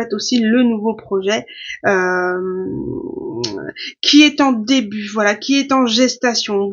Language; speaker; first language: French; native; French